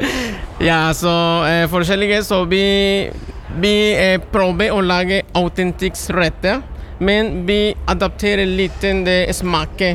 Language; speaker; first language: Norwegian; non-native, learner; Spanish